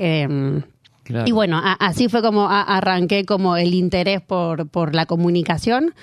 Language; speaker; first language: Spanish; native; Spanish